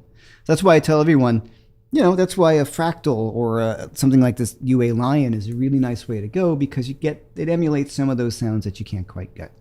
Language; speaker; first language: English; native; English